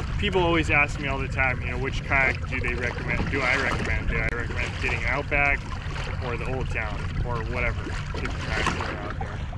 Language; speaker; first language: English; native; English